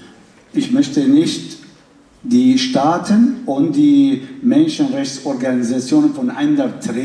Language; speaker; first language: German; non-native, fluent; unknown